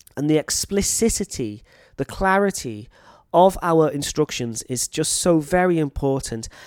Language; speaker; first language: English; native; English